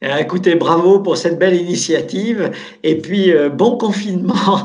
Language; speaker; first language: French; native; French